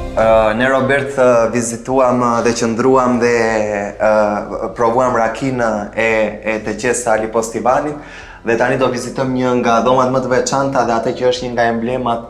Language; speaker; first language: Albanian; native; Albanian